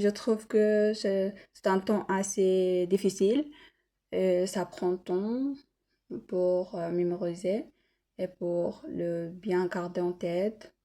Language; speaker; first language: French; non-native, learner; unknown